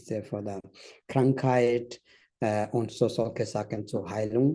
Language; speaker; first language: German; non-native, fluent; Tibetan